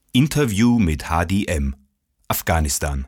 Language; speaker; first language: German; non-native, fluent; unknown